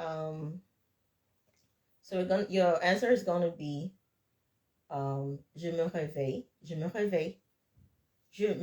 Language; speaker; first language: French; non-native, fluent; English